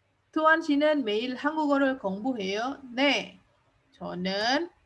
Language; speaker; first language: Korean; non-native, fluent; Indonesian